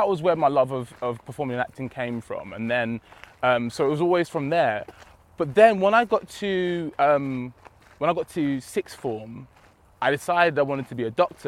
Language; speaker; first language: English; native; English